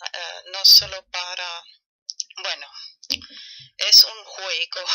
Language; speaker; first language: Spanish; non-native, fluent; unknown